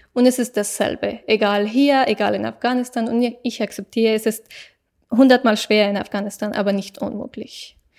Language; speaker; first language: German; non-native, fluent; Persian